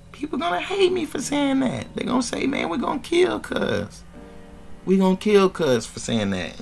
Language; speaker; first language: English; native; English